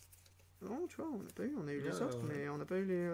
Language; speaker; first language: French; native; French